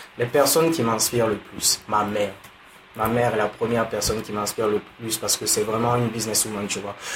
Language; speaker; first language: French; non-native, local second language; Dyula